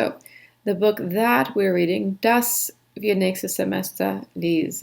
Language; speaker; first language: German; non-native, fluent; English